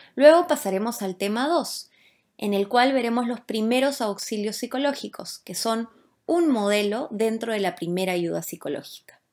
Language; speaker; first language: Spanish; native; Spanish